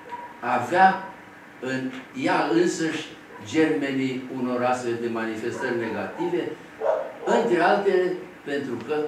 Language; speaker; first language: Romanian; native; Romanian